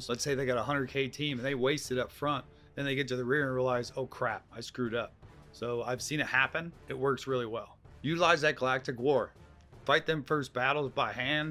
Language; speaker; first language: English; native; English